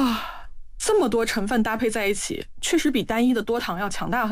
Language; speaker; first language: Chinese; native; Chinese